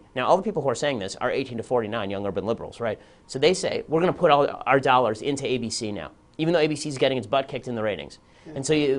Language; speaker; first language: English; native; English